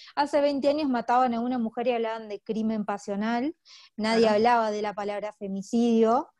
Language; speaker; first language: Spanish; native; Spanish